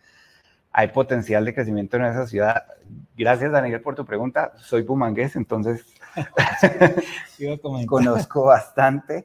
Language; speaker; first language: Spanish; native; Spanish